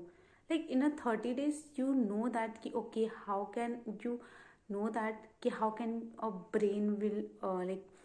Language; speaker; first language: English; non-native, learner; Hindi